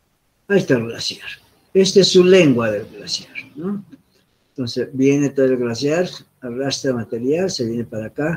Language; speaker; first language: Spanish; native; Spanish